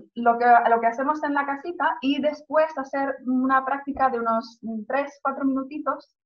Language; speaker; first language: Spanish; native; Spanish